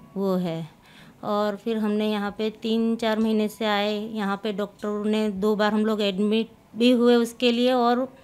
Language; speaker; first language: Hindi; non-native, local second language; Gujarati